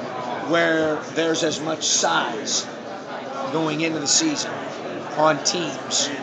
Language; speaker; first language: English; native; English